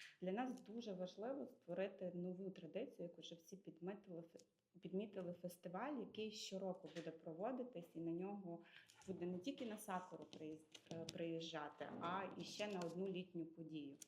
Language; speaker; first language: Ukrainian; native; Ukrainian